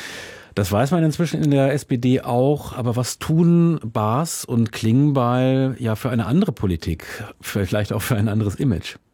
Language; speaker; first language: German; native; German